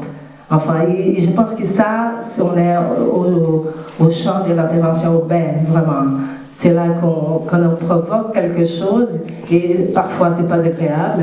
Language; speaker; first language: French; non-native, fluent; Portuguese